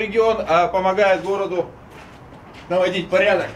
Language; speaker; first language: Russian; native; Russian